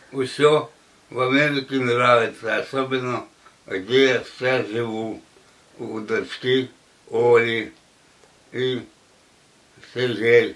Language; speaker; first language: Russian; non-native, local second language; Ukrainian